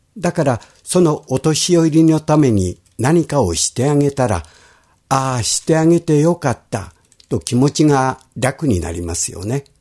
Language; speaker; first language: Japanese; native; Japanese